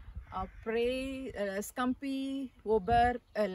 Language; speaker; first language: French; non-native, fluent; Tamil